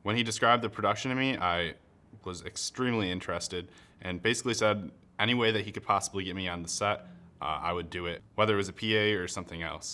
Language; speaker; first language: English; native; English